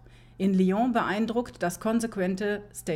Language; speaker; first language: German; native; German